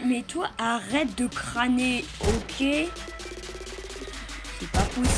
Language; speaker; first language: French; native; French